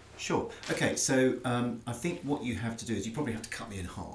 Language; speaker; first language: English; native; English